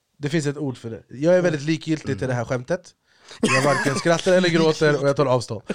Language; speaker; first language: Swedish; early bilingual, other home language; Arabic